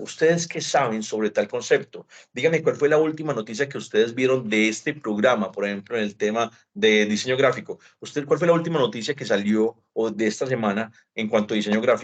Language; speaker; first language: Spanish; native; Spanish